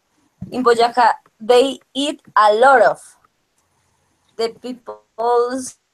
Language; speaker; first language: English; non-native, learner; Spanish